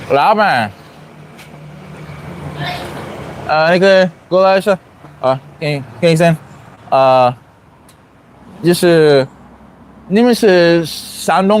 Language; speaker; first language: Chinese; non-native, learner; English